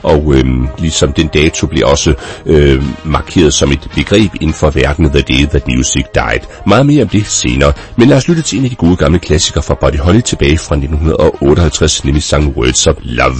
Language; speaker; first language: Danish; native; Danish